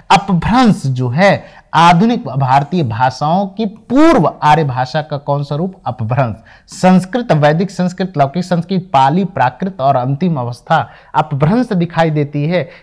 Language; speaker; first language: Hindi; native; Hindi